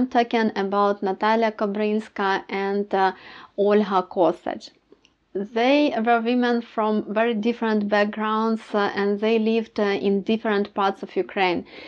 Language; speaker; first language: English; non-native, fluent; Ukrainian